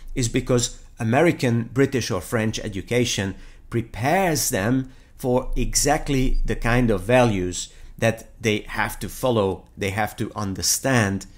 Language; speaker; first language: English; non-native, fluent; Hungarian